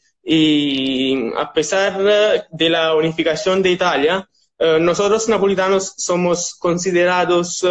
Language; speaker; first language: Spanish; non-native, learner; Italian